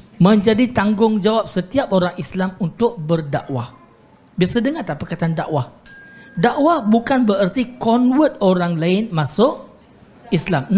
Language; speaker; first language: Malay; non-native, local second language; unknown